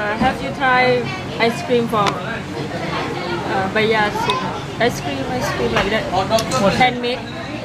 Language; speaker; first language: English; non-native, learner; Malay